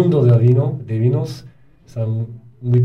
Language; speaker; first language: Spanish; non-native, learner; English